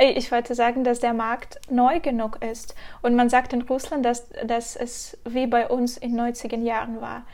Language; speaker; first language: German; non-native, fluent; Russian